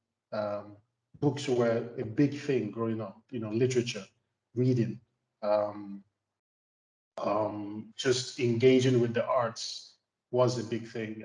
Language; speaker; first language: English; non-native, local second language; Igbo